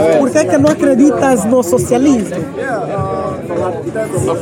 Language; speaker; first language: Spanish; non-native, learner; Portuguese